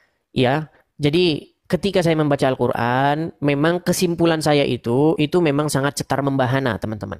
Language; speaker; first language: Indonesian; native; Indonesian